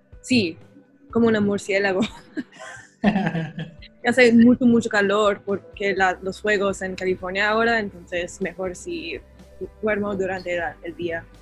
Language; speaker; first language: Spanish; non-native, learner; English